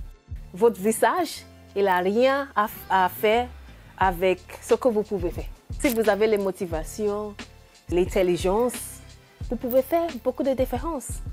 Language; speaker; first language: French; non-native, learner; English